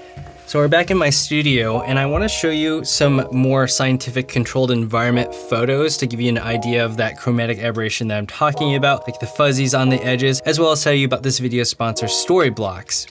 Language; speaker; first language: English; native; English